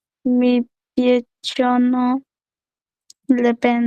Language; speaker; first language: Italian; non-native, learner; Spanish